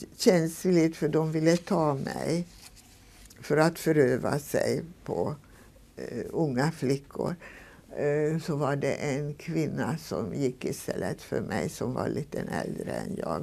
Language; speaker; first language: Swedish; non-native, fluent; Hungarian